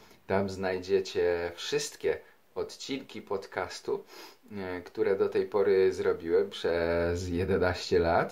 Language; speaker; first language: Polish; native; Polish